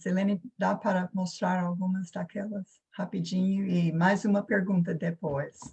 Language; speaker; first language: Portuguese; non-native, fluent; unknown